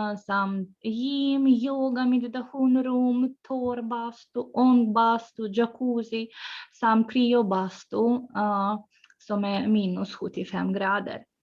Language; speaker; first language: Swedish; non-native, fluent; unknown